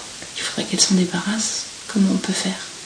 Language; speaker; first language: French; native; French